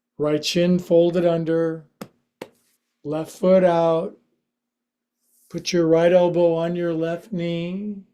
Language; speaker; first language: English; native; English